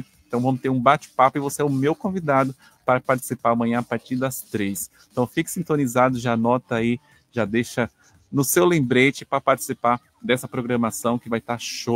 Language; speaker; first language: Portuguese; native; Portuguese